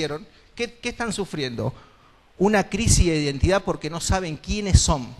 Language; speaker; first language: Spanish; native; Spanish